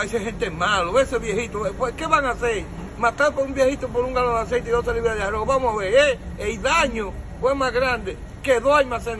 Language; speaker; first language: Spanish; native; Spanish